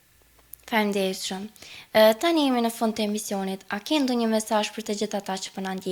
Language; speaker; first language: Albanian; native; Albanian